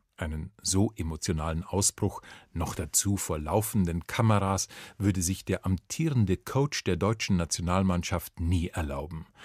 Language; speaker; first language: German; native; German